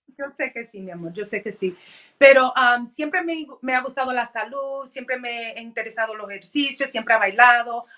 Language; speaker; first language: Spanish; early bilingual, heritage; Spanish